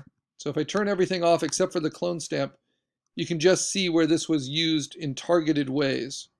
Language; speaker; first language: English; native; English